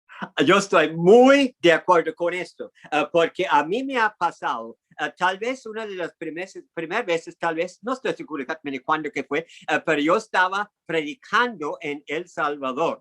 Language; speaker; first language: Spanish; non-native, fluent; English